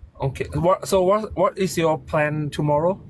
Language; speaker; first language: English; non-native, learner; Thai